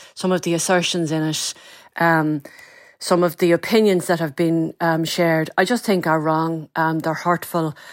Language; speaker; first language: English; native; English